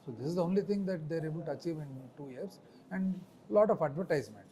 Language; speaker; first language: English; non-native, local second language; Telugu